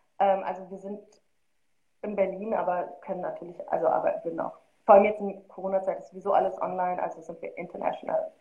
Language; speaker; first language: German; early bilingual, other home language; Arabic